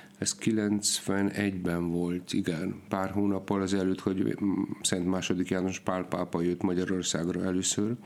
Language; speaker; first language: Hungarian; non-native, fluent; Polish